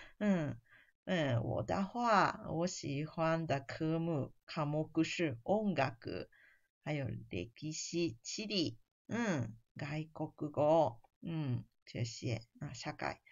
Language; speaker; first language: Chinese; non-native, fluent; Japanese